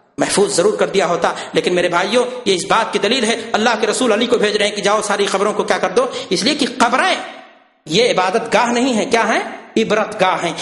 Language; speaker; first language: Urdu; native; Urdu